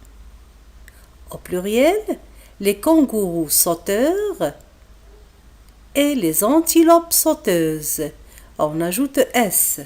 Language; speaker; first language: French; non-native, local second language; Arabic